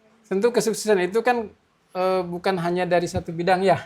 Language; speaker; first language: Indonesian; native; Indonesian